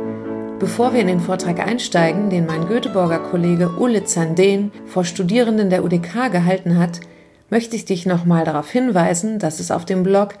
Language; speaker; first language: German; native; German